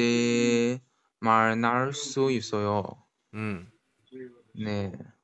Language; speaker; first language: Korean; non-native, learner; Chinese